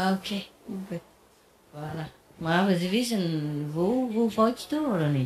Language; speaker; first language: German; non-native, learner; Vietnamese